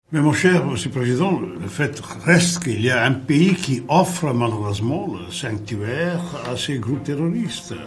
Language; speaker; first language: French; non-native, fluent; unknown